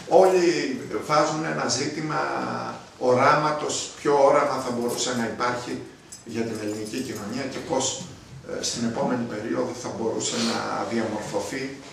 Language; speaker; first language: Greek; native; Greek